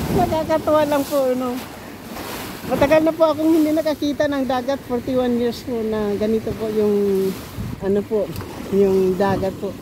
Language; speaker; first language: Filipino; non-native, local second language; Cebuano